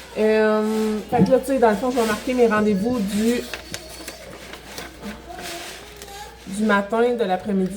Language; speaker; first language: French; native; French